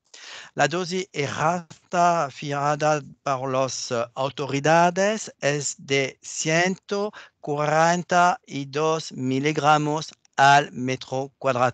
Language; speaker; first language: Spanish; non-native, learner; French